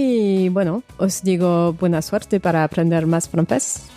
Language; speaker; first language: Spanish; non-native, fluent; French